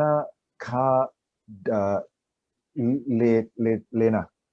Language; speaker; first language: Hindi; non-native, learner; Chinese